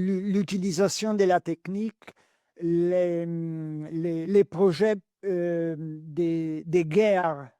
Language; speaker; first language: French; non-native, learner; Italian